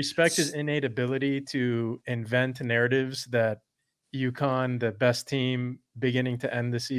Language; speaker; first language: English; native; English